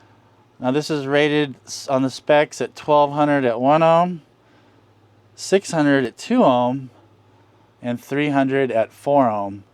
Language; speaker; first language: English; native; English